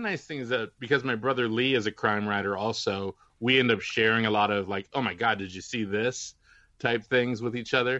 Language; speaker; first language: English; native; English